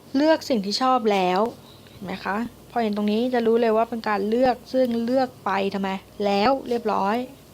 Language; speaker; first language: Thai; native; Thai